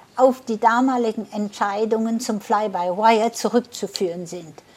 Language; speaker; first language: German; early bilingual, heritage; German